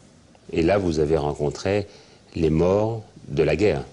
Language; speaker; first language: French; native; French